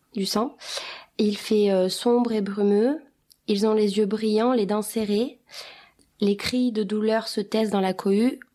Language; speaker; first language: French; early bilingual, other home language; Albanian